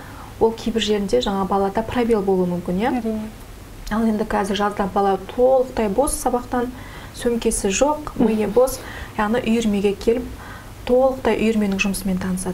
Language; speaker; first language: Kazakh; native; Kazakh